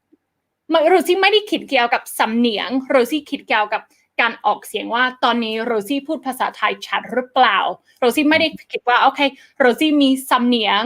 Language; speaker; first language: Thai; non-native, fluent; English